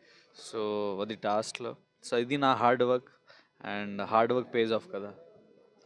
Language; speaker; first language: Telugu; non-native, local second language; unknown